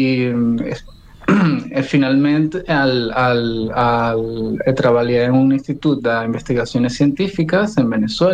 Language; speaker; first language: Catalan; non-native, learner; Spanish